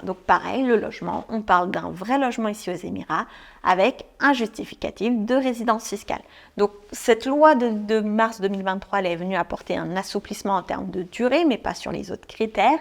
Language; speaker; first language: French; native; French